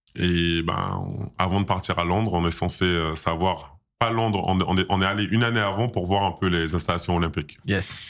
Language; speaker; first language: French; native; French